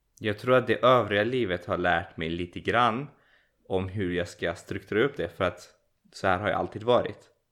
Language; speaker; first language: Swedish; early bilingual, other home language; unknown